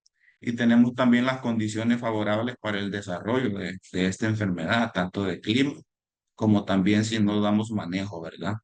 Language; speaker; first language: Spanish; native; Spanish